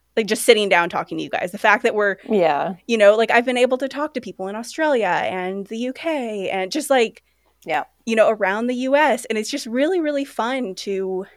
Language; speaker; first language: English; native; English